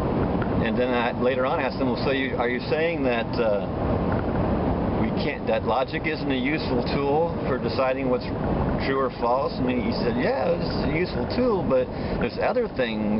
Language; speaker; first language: English; native; English